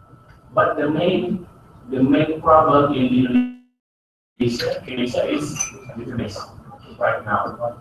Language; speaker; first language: English; non-native, learner; Indonesian